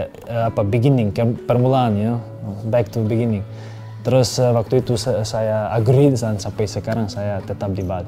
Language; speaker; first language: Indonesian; non-native, fluent; Serbian